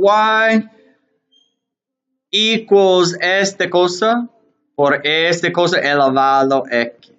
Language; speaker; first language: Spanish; non-native, learner; English